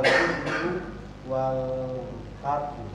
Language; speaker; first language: Arabic; non-native, learner; Indonesian